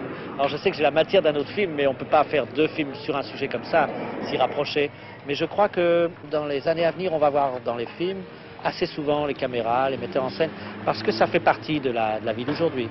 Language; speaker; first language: French; native; French